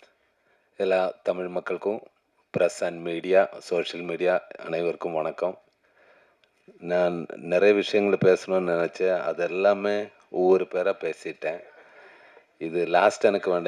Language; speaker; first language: Tamil; non-native, learner; Malayalam